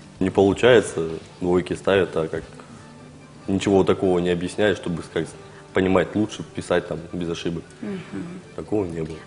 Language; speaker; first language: Russian; native; Russian